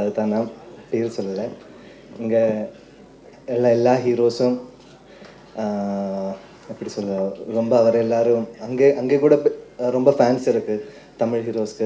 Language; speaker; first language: Tamil; non-native, learner; Malayalam